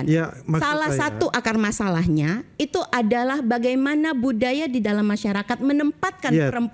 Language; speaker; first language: Indonesian; native; Indonesian